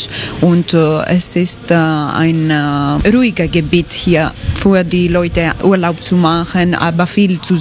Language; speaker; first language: German; non-native, learner; Greek